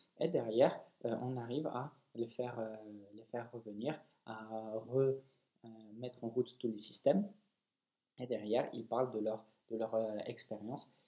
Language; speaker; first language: French; non-native, fluent; Polish